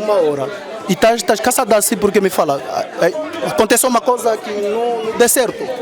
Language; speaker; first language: Portuguese; non-native, fluent; Lingala